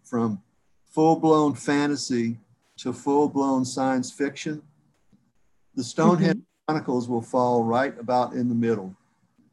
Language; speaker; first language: English; native; English